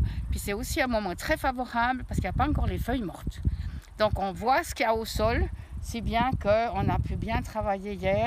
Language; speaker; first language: French; native; French